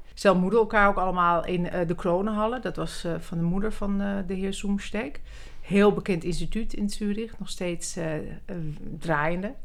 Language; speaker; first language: Dutch; early bilingual, other home language; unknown